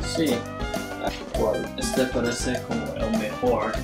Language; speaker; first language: Spanish; non-native, learner; English